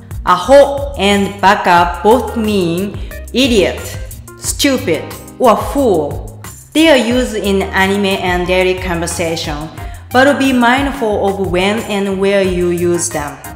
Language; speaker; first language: English; non-native, fluent; Japanese